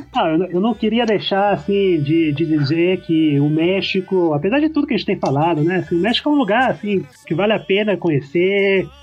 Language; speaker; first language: Portuguese; early bilingual, heritage; Portuguese